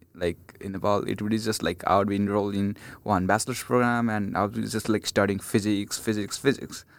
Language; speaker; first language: English; non-native, local second language; Nepali